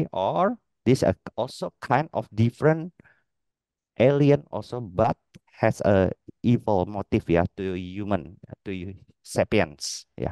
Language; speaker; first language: English; non-native, learner; Indonesian